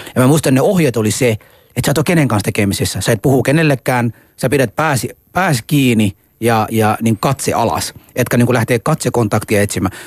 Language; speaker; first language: Finnish; non-native, fluent; Persian